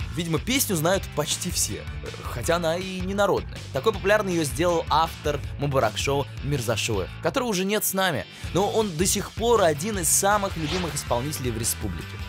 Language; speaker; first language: Russian; native; Russian